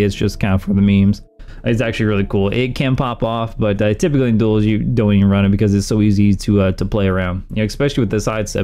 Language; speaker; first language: English; native; English